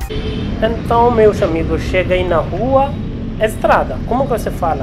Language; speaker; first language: Portuguese; non-native, learner; Hindi